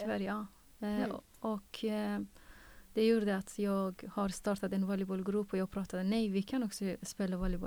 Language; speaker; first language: Swedish; non-native, fluent; Persian